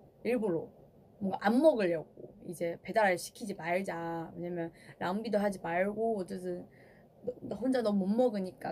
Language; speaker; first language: Korean; non-native, fluent; Chinese